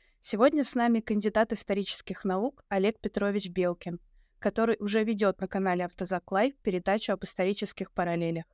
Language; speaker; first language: Russian; native; Russian